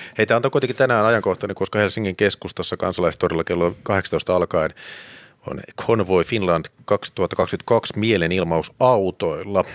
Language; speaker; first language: Finnish; native; Finnish